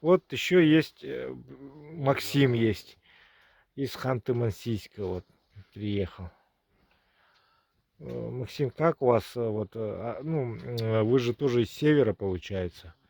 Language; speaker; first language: Russian; native; Russian